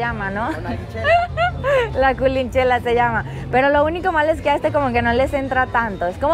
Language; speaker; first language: Spanish; native; Spanish